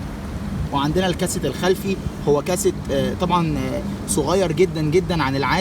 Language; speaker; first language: Arabic; native; Arabic